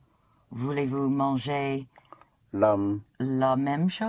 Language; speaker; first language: French; non-native, learner; English